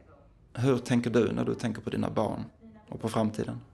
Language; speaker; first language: Swedish; native; Swedish